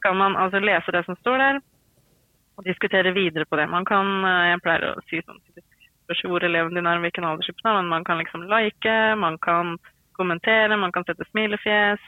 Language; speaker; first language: Norwegian; native; Norwegian